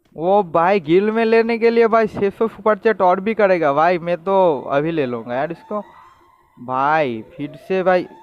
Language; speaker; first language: Hindi; non-native, local second language; Bangla